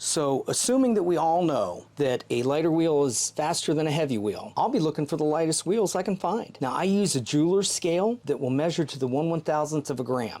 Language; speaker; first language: English; native; English